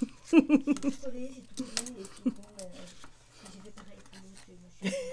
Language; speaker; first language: French; native; French